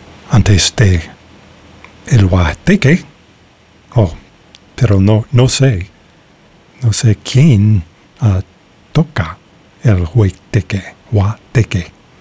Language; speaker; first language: Spanish; non-native, learner; English